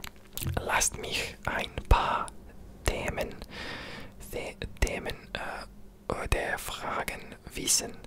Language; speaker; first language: German; non-native, learner; English